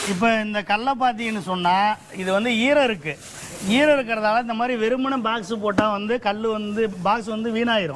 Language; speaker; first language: Tamil; native; Tamil